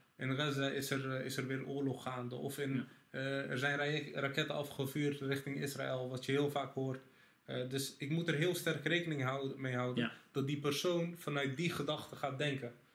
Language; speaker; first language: Dutch; early bilingual, other home language; Arabic